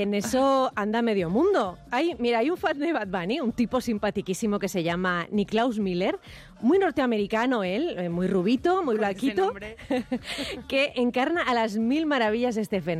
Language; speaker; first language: Spanish; native; Spanish